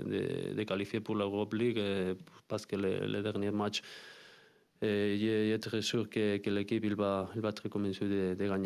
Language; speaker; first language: French; non-native, fluent; Spanish